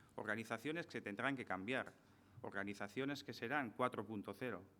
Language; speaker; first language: Spanish; native; Spanish